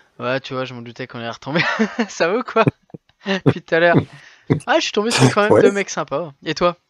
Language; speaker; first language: French; native; French